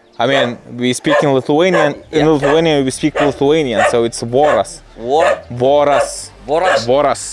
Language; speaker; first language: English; non-native, learner; Lithuanian